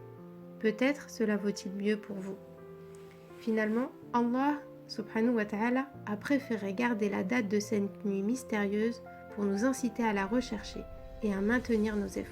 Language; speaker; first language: French; native; French